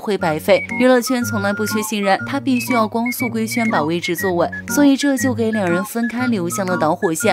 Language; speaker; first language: Chinese; native; Chinese